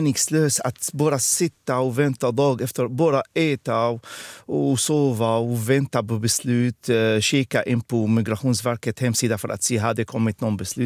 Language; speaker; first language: Swedish; non-native, fluent; Arabic